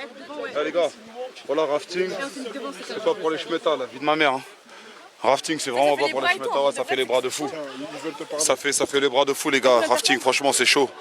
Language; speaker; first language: French; native; French